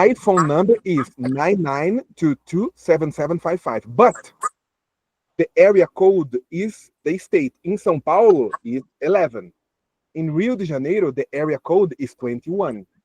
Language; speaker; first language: English; non-native, fluent; Portuguese